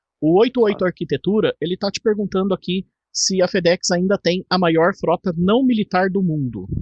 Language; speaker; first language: Portuguese; native; Portuguese